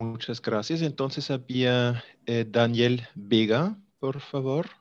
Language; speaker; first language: Spanish; non-native, fluent; German